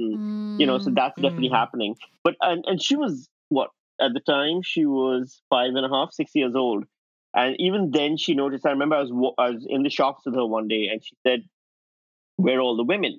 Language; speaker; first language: English; non-native, local second language; Urdu